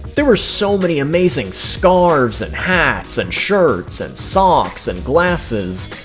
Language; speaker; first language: English; native; English